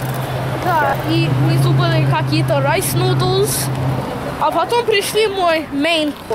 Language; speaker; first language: Russian; early bilingual, heritage; Russian